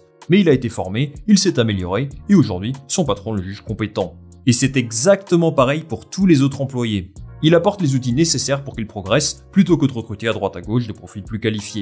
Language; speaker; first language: French; native; French